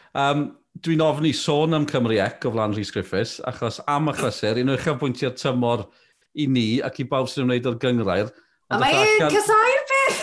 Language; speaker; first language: Welsh; native; Welsh